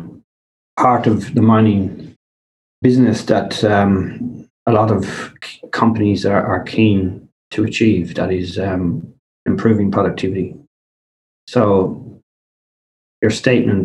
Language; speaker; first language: English; native; English